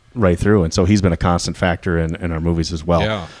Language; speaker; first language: English; native; English